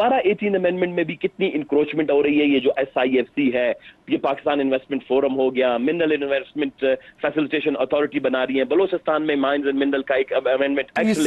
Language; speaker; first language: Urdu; non-native, local second language; Baluchi